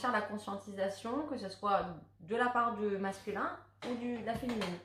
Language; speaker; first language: French; native; French